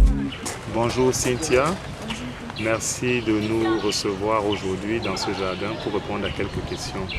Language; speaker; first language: French; native; French